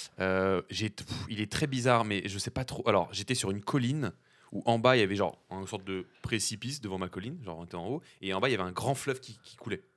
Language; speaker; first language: French; native; French